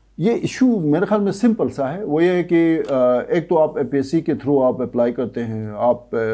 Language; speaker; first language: Urdu; non-native, local second language; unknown